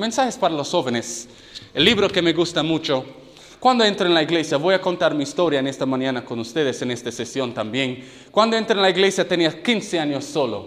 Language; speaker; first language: Spanish; non-native, learner; English